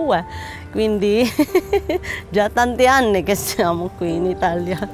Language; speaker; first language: Italian; non-native, learner; Filipino